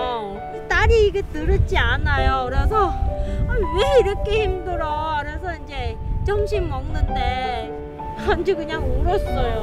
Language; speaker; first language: Korean; non-native, fluent; Vietnamese